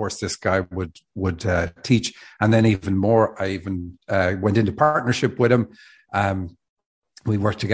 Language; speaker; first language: English; native; English